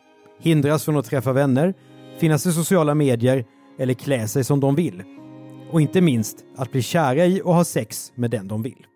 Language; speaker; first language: Swedish; native; Swedish